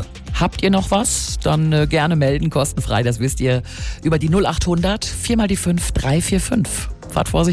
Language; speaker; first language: German; native; German